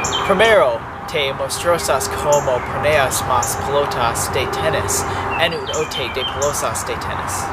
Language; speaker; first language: Spanish; non-native, learner; English